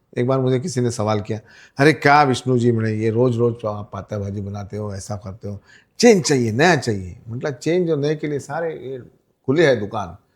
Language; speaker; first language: Hindi; non-native, local second language; Marathi